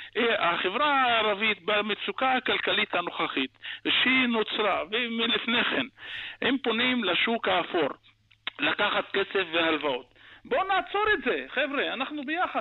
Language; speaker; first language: Hebrew; non-native, local second language; Arabic